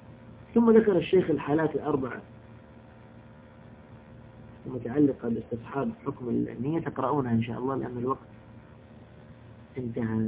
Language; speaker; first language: Arabic; native; Arabic